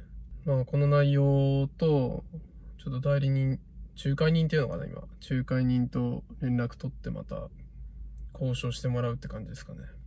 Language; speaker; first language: Japanese; native; Japanese